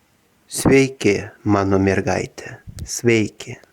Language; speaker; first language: Lithuanian; non-native, learner; Russian